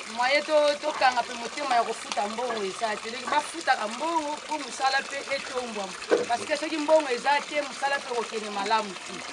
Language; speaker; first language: Lingala; non-native, local second language; Kongo